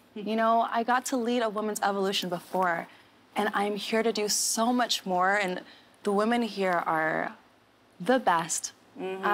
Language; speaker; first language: English; native; English